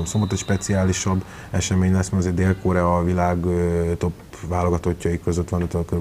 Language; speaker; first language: Hungarian; native; Hungarian